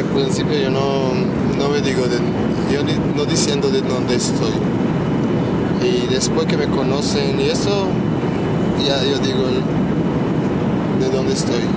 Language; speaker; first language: Spanish; early bilingual, heritage; Hebrew